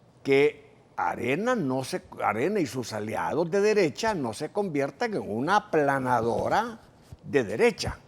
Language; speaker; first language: Spanish; native; Spanish